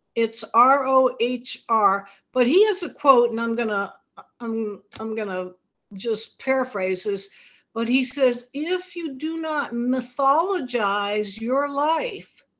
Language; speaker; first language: English; native; English